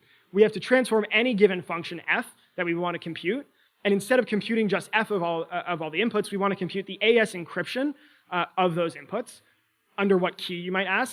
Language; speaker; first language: English; native; English